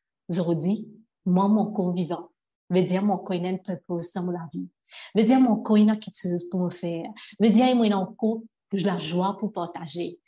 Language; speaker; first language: French; non-native, local second language; Morisyen